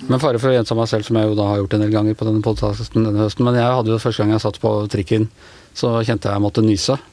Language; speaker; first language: Norwegian; native; Norwegian